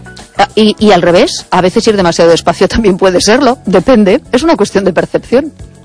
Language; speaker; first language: Spanish; native; Spanish